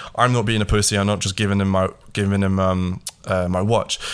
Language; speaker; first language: English; early bilingual, other home language; Latvian